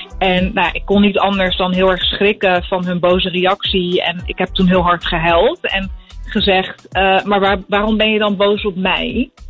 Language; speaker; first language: Dutch; early bilingual, other home language; Arabic